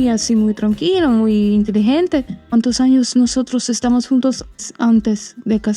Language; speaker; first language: Spanish; non-native, learner; Armenian